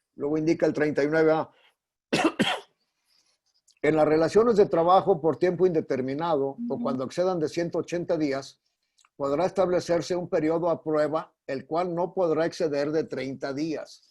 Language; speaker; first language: Spanish; native; Spanish